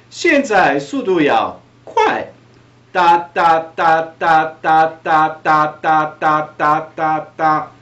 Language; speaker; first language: Chinese; non-native, fluent; Italian